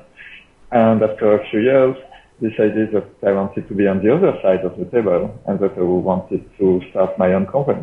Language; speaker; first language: English; non-native, fluent; French